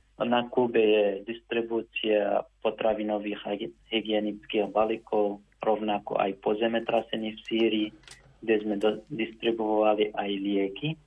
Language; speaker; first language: Slovak; non-native, fluent; Arabic